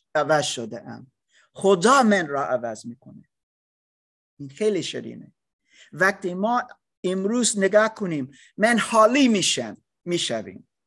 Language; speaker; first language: Persian; non-native, learner; English